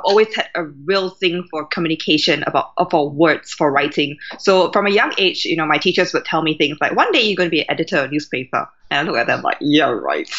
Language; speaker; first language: English; native; English